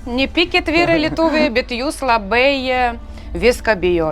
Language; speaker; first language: Lithuanian; non-native, learner; Ukrainian